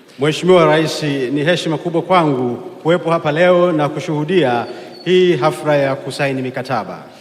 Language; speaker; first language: Swahili; native; Swahili